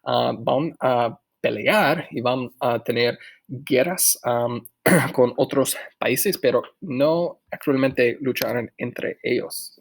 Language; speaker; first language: Spanish; non-native, fluent; English